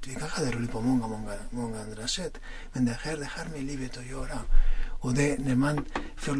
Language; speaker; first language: Swedish; non-native, fluent; Spanish